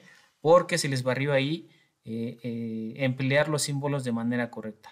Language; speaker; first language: Spanish; native; Spanish